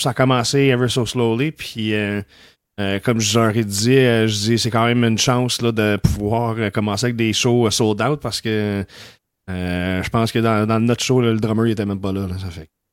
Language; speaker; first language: French; native; French